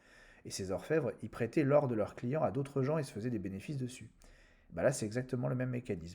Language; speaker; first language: French; native; French